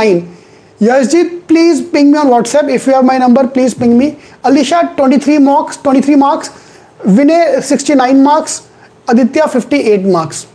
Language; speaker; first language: English; non-native, local second language; Hindi